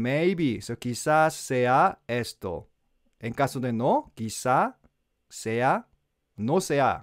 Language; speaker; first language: Spanish; non-native, learner; Korean